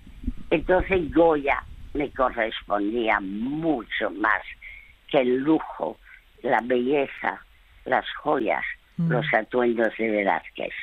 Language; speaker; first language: Spanish; early bilingual, other home language; French